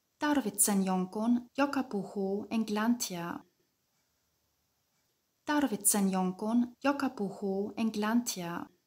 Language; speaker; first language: Finnish; non-native, fluent; German